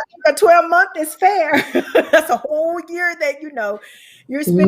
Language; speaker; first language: English; native; English